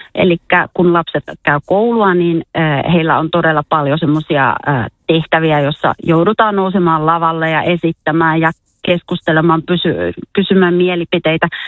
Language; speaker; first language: Finnish; native; Finnish